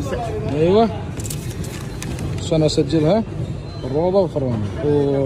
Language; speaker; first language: Arabic; native; Arabic